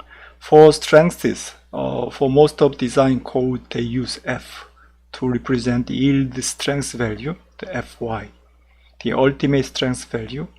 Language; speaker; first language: English; non-native, fluent; Korean